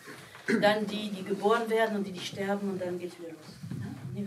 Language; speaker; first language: German; non-native, fluent; French